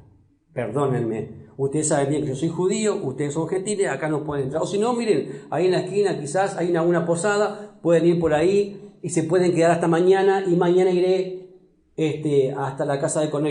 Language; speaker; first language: Spanish; native; Spanish